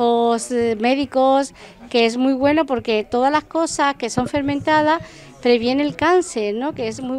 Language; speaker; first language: Spanish; native; Spanish